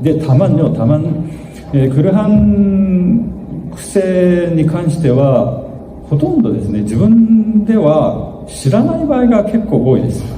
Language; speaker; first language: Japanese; non-native, fluent; Korean